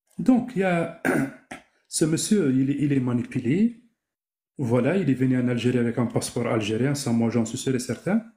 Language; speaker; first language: French; non-native, local second language; Arabic